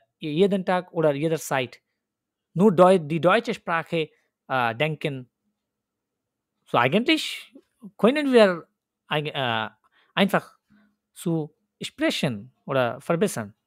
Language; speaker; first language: German; non-native, learner; Bangla